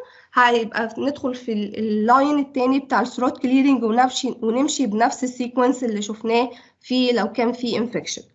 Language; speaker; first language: Arabic; native; Arabic